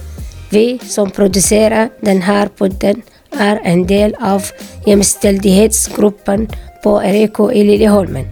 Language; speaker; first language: Swedish; non-native, learner; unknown